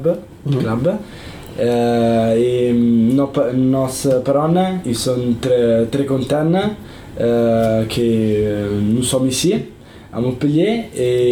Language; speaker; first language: French; non-native, learner; Italian